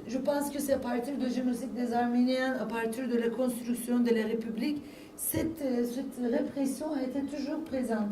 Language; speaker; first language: French; non-native, fluent; Turkish